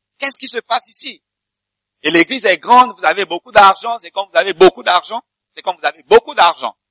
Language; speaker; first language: French; non-native, fluent; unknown